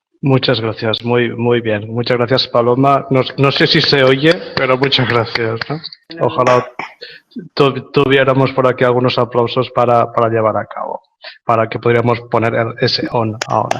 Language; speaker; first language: Spanish; native; Spanish